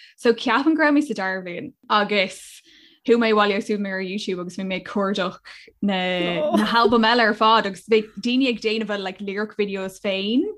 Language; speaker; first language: Irish; non-native, local second language; English